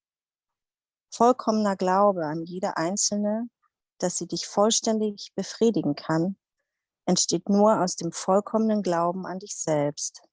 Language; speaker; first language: German; non-native, fluent; Dutch